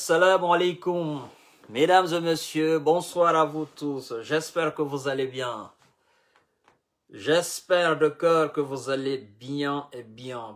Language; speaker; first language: French; non-native, local second language; Mandingo